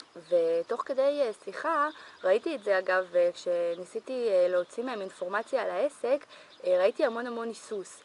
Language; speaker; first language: Hebrew; native; Hebrew